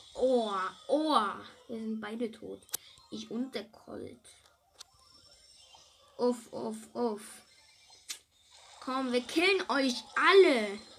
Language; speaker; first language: German; native; German